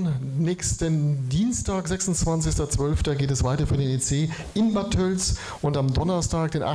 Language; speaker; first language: German; native; German